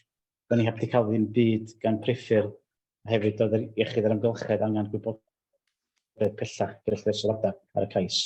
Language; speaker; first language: Welsh; native; Welsh